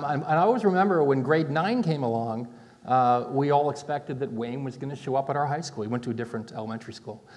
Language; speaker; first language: English; native; English